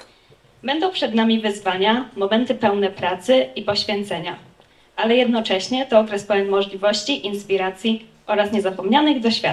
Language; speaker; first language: Polish; native; Polish